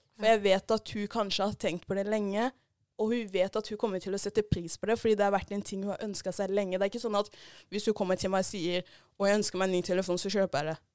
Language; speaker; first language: Norwegian; early bilingual, other home language; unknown